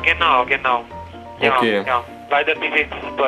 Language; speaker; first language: German; non-native, learner; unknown